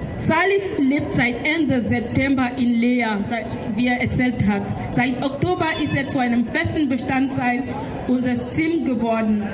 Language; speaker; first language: German; non-native, learner; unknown